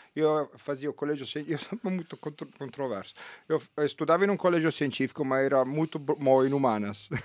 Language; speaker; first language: Portuguese; non-native, fluent; Italian